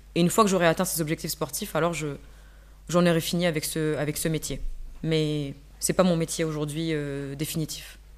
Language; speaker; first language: French; native; French